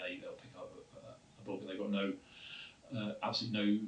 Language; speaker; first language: English; native; English